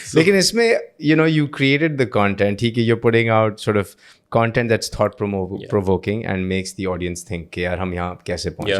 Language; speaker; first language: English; non-native, local second language; Urdu